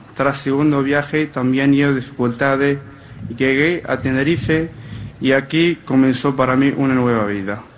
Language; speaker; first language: Spanish; non-native, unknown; Arabic